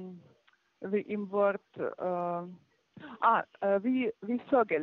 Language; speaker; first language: German; non-native, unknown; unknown